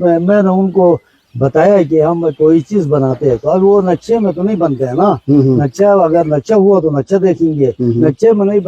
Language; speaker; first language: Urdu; non-native, local second language; Shina